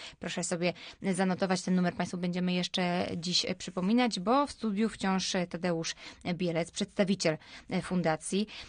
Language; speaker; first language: Polish; native; Polish